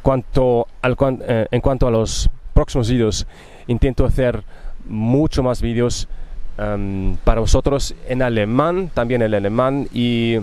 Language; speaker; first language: Spanish; non-native, learner; German